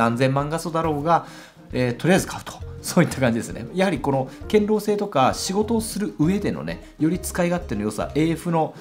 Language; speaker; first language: Japanese; native; Japanese